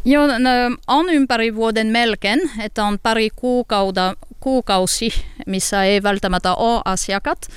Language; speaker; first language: Finnish; non-native, learner; French